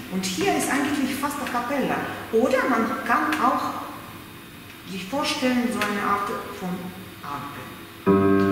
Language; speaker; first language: German; non-native, fluent; Russian